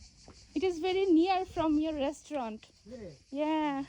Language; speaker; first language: English; non-native, fluent; Bangla